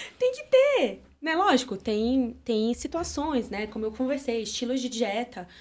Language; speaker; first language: Portuguese; native; Portuguese